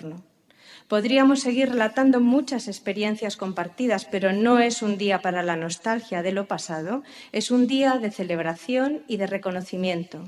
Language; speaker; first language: Spanish; native; Spanish